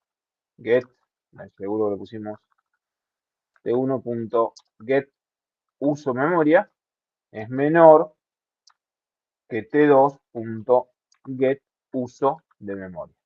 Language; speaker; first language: Spanish; native; Spanish